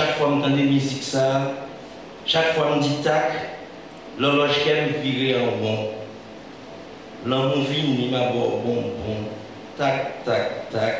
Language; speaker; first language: French; non-native, local second language; Haitian Creole